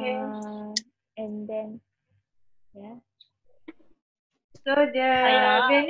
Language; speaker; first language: English; non-native, learner; Malay